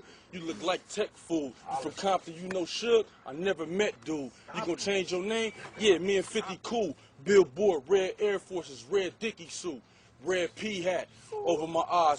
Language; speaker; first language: English; native; English